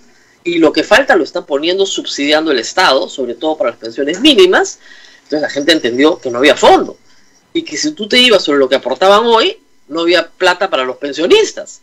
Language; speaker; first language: Spanish; native; Spanish